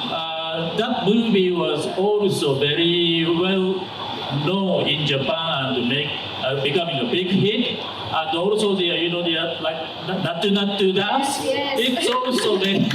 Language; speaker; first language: English; non-native, learner; Japanese